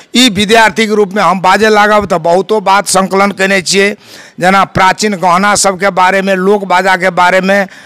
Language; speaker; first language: Maithili; non-native, local second language; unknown